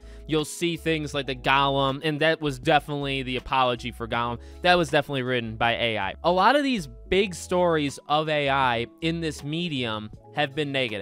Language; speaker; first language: English; native; English